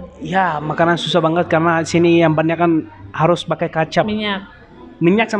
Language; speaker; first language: Indonesian; non-native, learner; Arabic